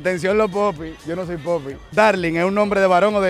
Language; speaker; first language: Spanish; native; Spanish